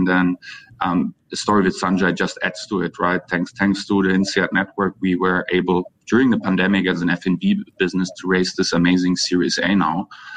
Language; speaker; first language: English; non-native, fluent; German